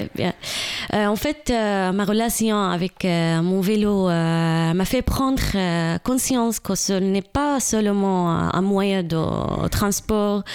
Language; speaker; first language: French; non-native, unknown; Arabic